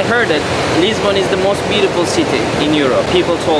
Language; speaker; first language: English; non-native, learner; Turkish